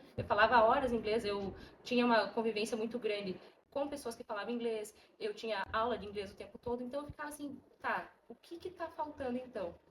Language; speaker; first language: Portuguese; native; Portuguese